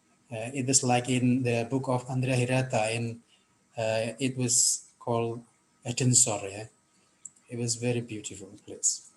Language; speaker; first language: English; non-native, fluent; Indonesian